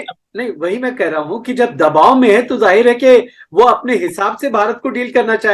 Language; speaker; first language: Hindi; native; Hindi